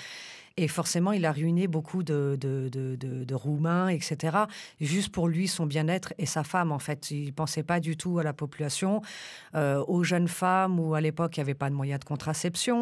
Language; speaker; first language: French; early bilingual, other home language; Romanian